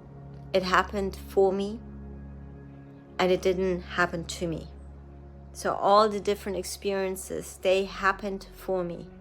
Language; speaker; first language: English; non-native, fluent; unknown